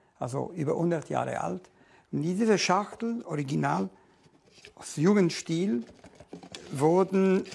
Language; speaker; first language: German; non-native, fluent; Italian